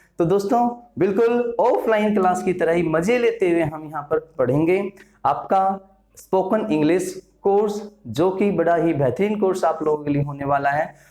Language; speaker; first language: Hindi; native; Hindi